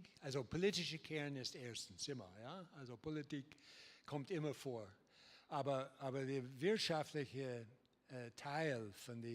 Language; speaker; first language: German; non-native, learner; English